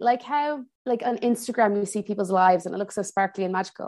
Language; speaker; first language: English; native; English